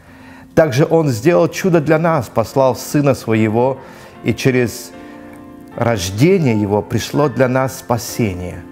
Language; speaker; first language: Ukrainian; non-native, local second language; Russian